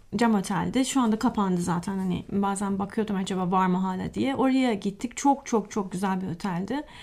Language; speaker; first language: Turkish; non-native, fluent; Persian